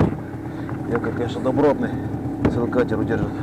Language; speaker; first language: Russian; native; Russian